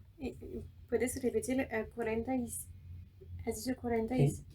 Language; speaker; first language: Spanish; non-native, fluent; French